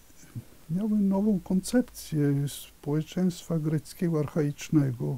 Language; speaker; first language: Polish; non-native, fluent; Italian